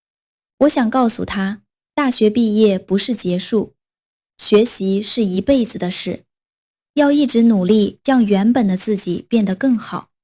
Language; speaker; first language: Chinese; non-native, fluent; Vietnamese